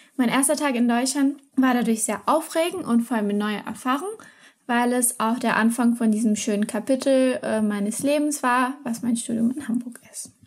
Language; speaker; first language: German; non-native, fluent; Portuguese